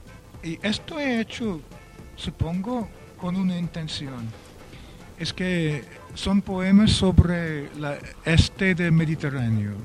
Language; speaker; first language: Spanish; non-native, fluent; Welsh